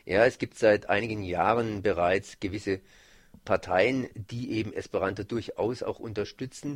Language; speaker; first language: German; native; German